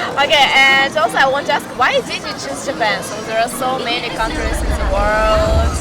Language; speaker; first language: English; non-native, learner; Russian